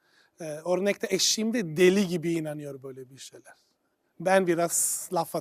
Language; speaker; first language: Turkish; non-native, fluent; Italian